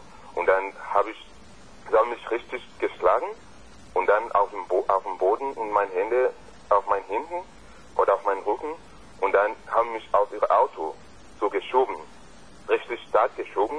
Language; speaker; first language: German; non-native, fluent; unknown